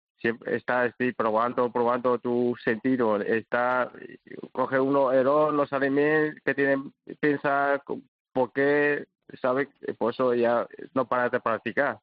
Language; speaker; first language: Spanish; non-native, learner; Chinese